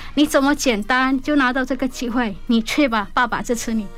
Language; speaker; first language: Chinese; non-native, fluent; Hakka Chinese